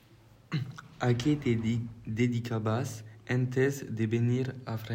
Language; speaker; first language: Spanish; non-native, learner; French